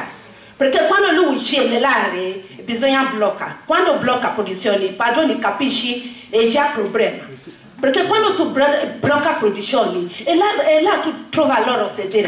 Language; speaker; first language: Italian; non-native, learner; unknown